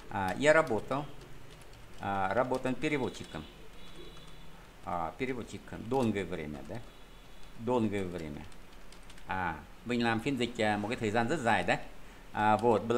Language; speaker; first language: Russian; non-native, fluent; Vietnamese